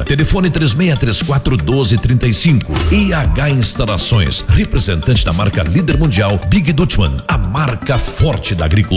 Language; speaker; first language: Portuguese; native; Portuguese